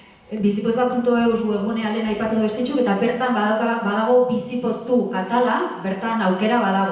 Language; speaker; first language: Basque; native; Basque